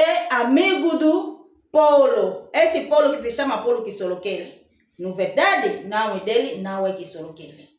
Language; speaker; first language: Portuguese; non-native, fluent; Lingala